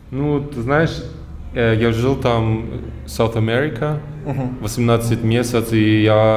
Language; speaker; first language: Russian; early bilingual, heritage; German